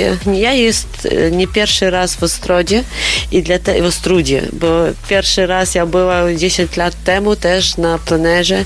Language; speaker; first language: Polish; non-native, learner; Ukrainian